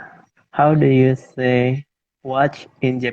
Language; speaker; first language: English; non-native, learner; Indonesian